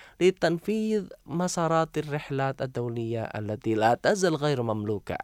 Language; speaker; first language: Arabic; non-native, fluent; Indonesian